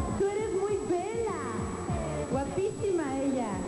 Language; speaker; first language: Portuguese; non-native, learner; Spanish